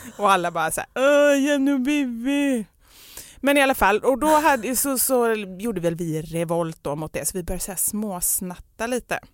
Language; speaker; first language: Swedish; native; Swedish